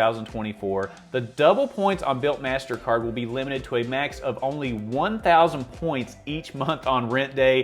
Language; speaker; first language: English; native; English